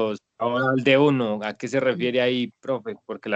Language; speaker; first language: Spanish; native; Spanish